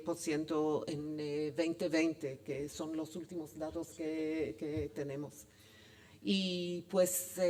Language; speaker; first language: Spanish; non-native, fluent; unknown